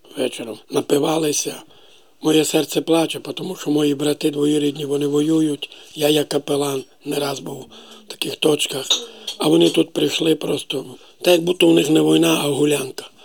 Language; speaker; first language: Ukrainian; non-native, local second language; Romany